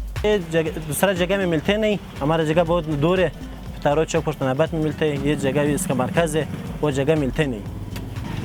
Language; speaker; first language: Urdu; non-native, local second language; Pashto